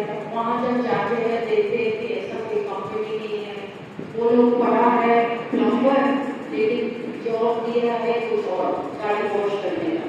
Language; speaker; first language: Hindi; non-native, local second language; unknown